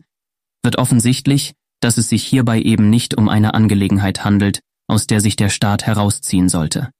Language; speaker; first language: German; native; German